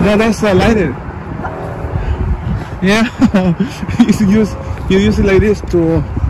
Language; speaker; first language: English; non-native, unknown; Spanish